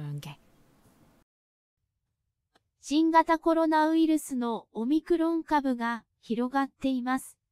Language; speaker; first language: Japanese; non-native, fluent; Cantonese